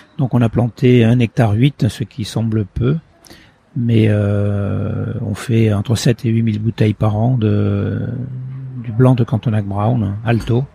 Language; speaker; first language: French; early bilingual, other home language; Portuguese